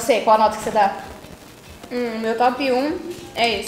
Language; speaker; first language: Portuguese; native; Portuguese